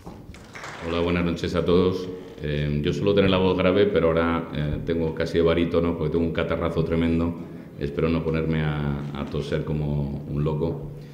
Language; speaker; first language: Spanish; native; Spanish